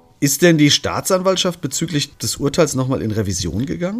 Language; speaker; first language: German; native; German